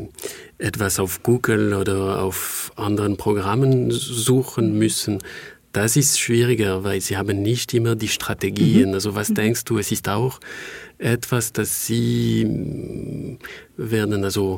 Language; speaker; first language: German; non-native, fluent; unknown